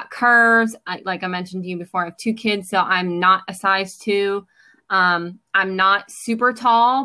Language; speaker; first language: English; native; English